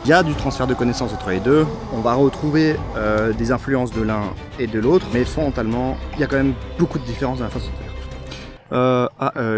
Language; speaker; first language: French; native; French